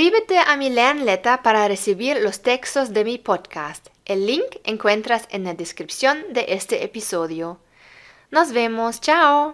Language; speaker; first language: Spanish; non-native, fluent; German